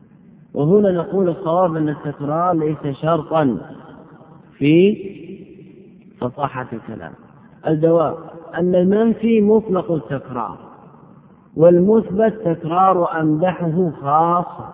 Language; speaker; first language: Arabic; native; Arabic